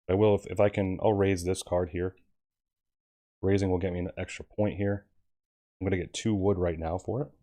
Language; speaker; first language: English; native; English